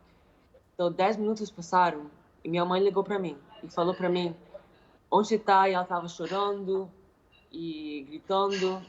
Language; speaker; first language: Portuguese; early bilingual, heritage; Arabic